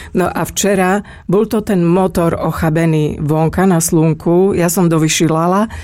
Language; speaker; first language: Slovak; native; Slovak